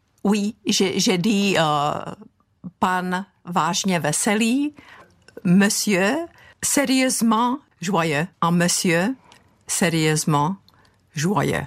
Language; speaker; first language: French; non-native, fluent; Czech